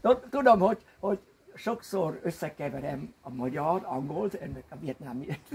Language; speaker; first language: Hungarian; non-native, learner; Vietnamese